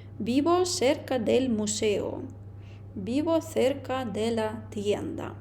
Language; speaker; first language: Spanish; non-native, fluent; Ukrainian